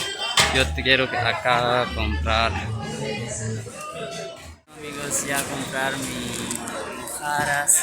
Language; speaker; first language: Spanish; non-native, learner; Urdu